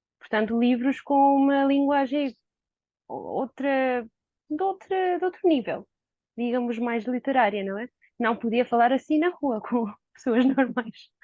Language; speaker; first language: Portuguese; non-native, fluent; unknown